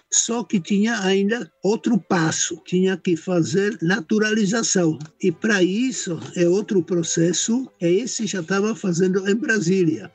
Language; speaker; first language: Portuguese; non-native, fluent; Czech